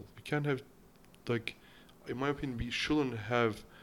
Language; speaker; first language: English; non-native, fluent; Turkish